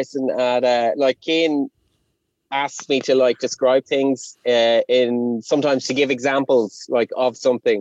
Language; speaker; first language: English; non-native, local second language; Irish